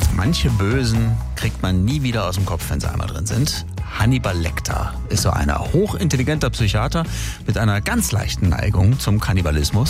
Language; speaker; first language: German; native; German